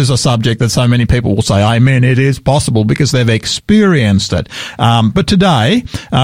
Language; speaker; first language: English; native; English